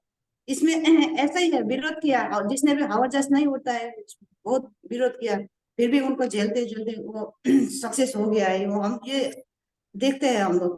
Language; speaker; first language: Hindi; non-native, local second language; Nepali